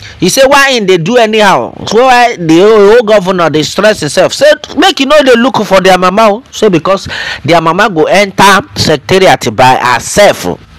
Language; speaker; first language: Nigerian Pidgin; non-native, local second language; Yoruba